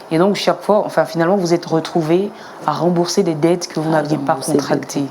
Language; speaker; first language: French; native; French